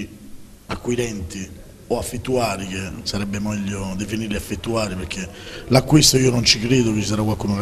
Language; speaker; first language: Italian; native; Italian